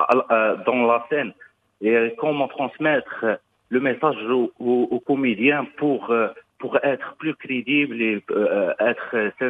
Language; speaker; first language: French; non-native, local second language; Arabic